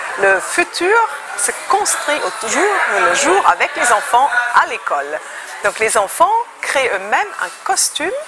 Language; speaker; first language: French; non-native, fluent; German